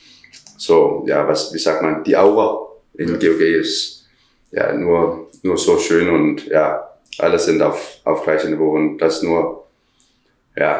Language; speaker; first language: German; non-native, learner; Danish